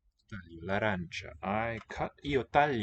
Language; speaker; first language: Italian; non-native, learner; English